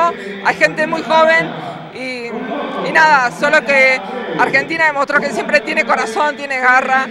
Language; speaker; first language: Spanish; native; Spanish